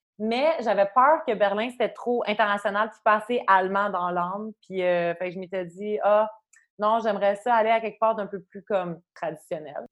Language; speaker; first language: French; native; French